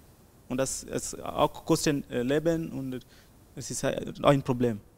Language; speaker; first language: German; non-native, learner; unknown